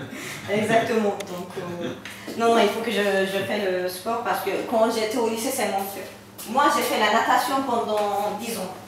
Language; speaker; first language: French; non-native, fluent; Turkish